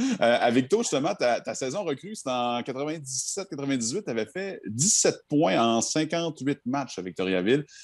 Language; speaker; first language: French; native; French